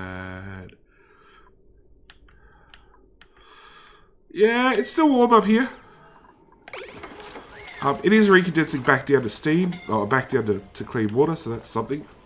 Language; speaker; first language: English; native; English